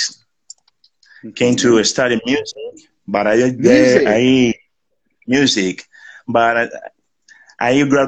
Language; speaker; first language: English; non-native, learner; Spanish